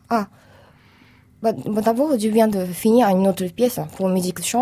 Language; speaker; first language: French; non-native, fluent; Japanese